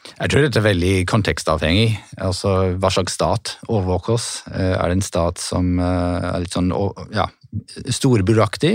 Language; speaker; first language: Norwegian; non-native, fluent; English